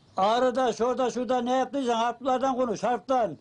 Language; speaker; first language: Turkish; native; Turkish